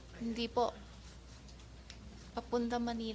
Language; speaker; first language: Filipino; non-native, learner; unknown